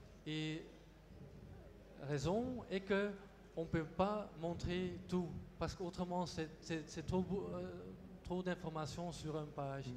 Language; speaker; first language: French; non-native, local second language; Dutch